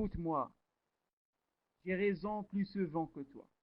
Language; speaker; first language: French; non-native, learner; Arabic